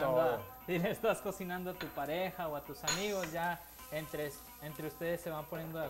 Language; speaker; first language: Spanish; native; Spanish